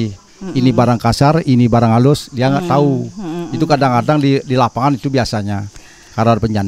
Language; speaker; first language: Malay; non-native, local second language; Balinese